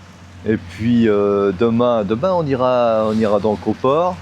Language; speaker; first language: French; native; French